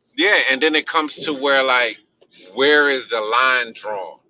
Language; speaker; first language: English; native; English